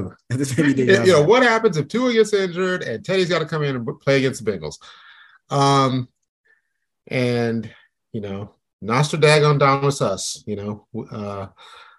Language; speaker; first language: English; native; English